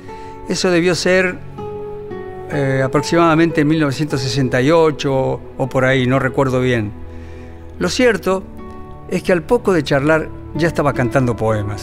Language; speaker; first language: Spanish; native; Spanish